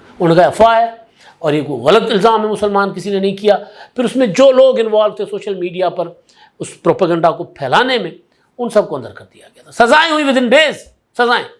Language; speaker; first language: Urdu; non-native, local second language; Sindhi